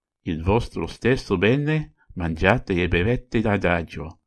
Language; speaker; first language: Italian; non-native, learner; English